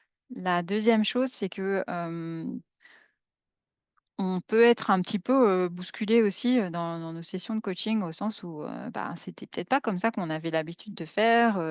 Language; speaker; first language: French; native; French